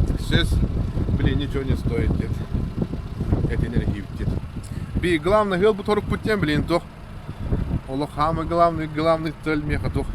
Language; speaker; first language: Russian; non-native, local second language; Yakut